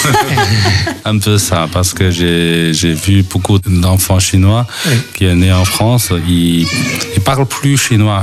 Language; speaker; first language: French; non-native, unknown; Chinese